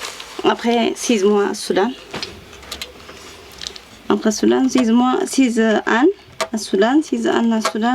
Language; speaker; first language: French; non-native, learner; Tigrinya